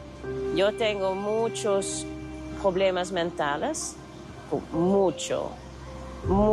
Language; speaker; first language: Spanish; non-native, learner; Dutch